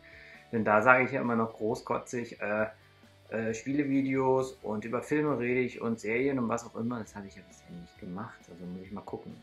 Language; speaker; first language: German; native; German